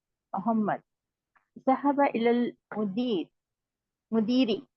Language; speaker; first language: Arabic; non-native, learner; Urdu